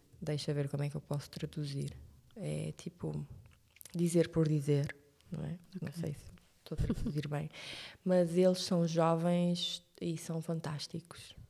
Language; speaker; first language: Portuguese; non-native, local second language; Kabuverdianu